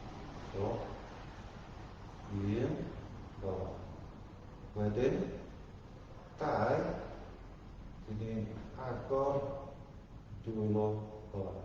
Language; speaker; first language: Welsh; non-native, fluent; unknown